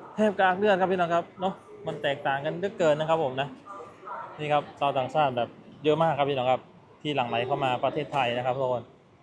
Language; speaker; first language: Thai; native; Thai